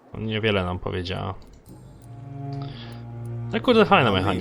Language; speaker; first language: Polish; native; Polish